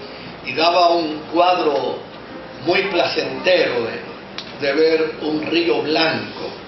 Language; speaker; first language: Spanish; native; Spanish